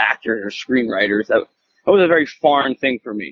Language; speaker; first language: English; native; English